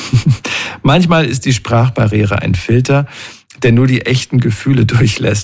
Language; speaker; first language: German; native; German